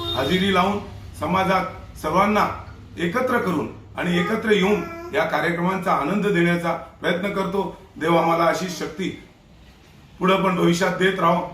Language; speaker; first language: Marathi; non-native, local second language; Marwari